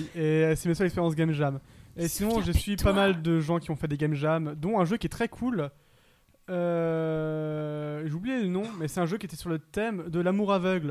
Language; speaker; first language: French; native; French